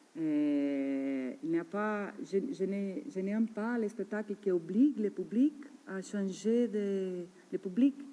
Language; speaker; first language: French; non-native, learner; Portuguese